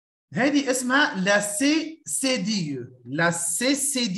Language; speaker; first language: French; non-native, fluent; Arabic